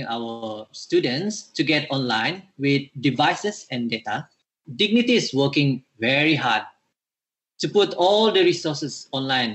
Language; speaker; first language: English; non-native, local second language; Malay